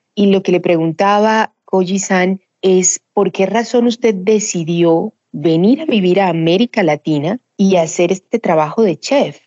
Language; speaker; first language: Spanish; native; Spanish